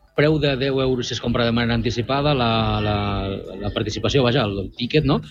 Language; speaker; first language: Catalan; native; Catalan